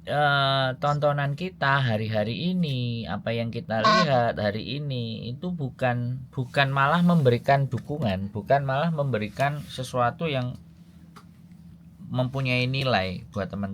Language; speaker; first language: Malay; non-native, local second language; Javanese